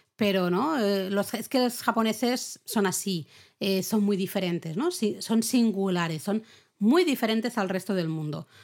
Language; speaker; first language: Spanish; native; Spanish